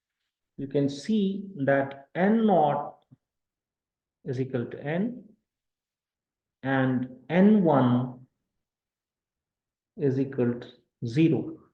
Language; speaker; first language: English; non-native, local second language; Kashmiri